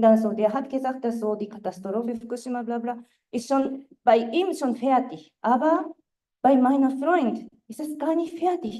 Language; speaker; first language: German; non-native, fluent; Japanese